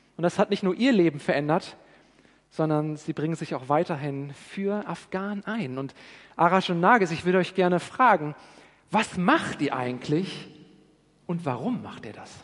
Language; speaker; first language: German; native; German